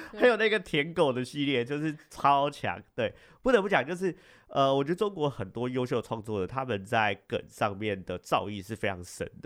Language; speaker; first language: Chinese; native; Chinese